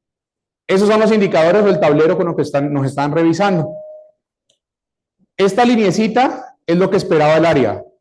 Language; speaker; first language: Spanish; native; Spanish